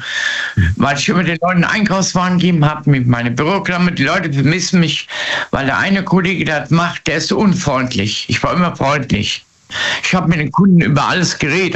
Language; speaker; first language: German; native; German